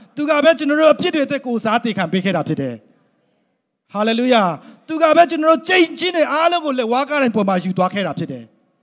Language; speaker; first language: Burmese; non-native, local second language; Hakha Chin